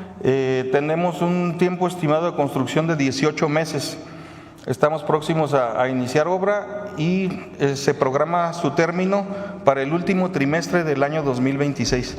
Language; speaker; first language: Spanish; native; Spanish